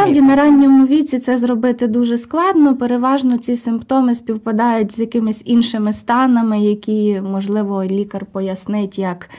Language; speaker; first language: Ukrainian; native; Ukrainian